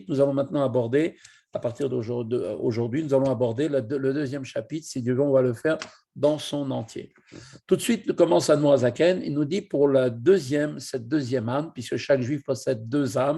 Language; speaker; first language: French; native; French